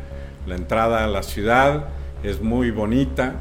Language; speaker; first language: Spanish; native; Spanish